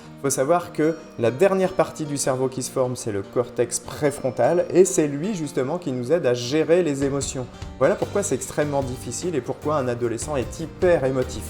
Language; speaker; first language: French; native; French